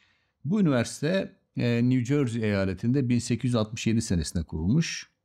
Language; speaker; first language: Turkish; native; Turkish